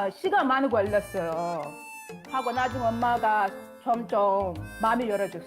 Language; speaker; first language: Korean; non-native, learner; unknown